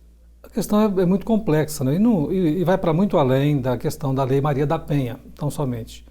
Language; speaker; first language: Portuguese; native; Portuguese